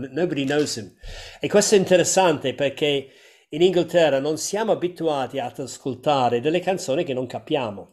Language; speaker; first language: Italian; non-native, fluent; English